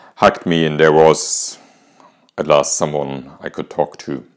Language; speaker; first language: English; non-native, fluent; German